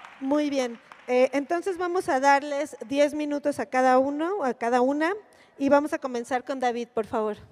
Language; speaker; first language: Spanish; native; Spanish